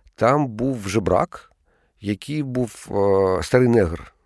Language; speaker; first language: Ukrainian; native; Ukrainian